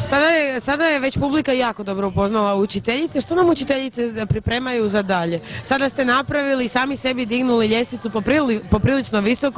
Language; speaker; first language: Croatian; native; Croatian